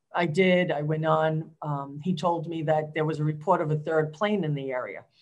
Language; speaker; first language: English; native; English